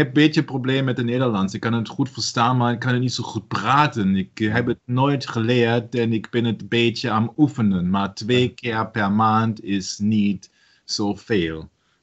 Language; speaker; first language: Dutch; non-native, learner; German